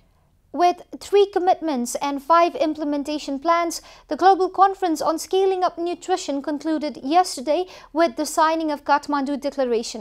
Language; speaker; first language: English; non-native, local second language; Nepali